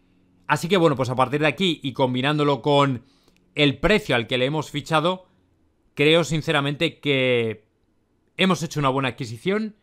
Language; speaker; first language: Spanish; native; Spanish